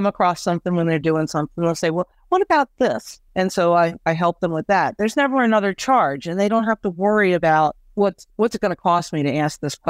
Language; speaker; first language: English; native; English